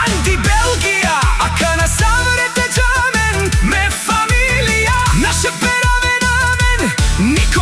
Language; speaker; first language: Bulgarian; non-native, local second language; Romany